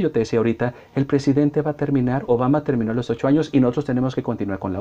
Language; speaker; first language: Spanish; native; Spanish